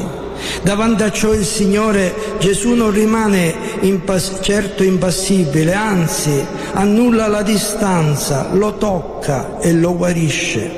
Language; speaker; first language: Italian; native; Italian